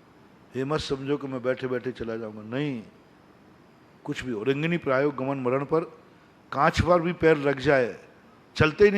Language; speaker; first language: Hindi; native; Hindi